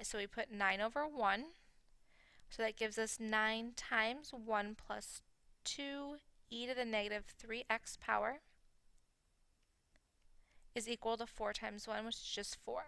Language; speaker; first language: English; native; English